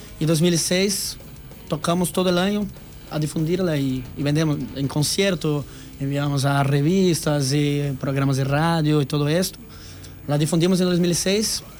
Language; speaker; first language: Spanish; non-native, learner; Portuguese